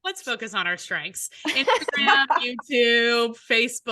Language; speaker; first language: English; native; English